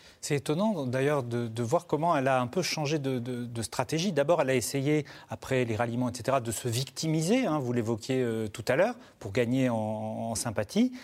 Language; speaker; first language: French; native; French